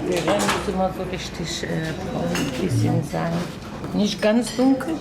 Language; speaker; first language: German; non-native, learner; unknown